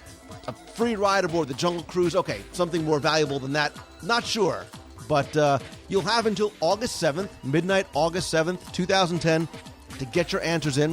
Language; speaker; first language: English; native; English